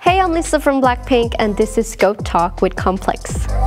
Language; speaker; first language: English; non-native, fluent; Thai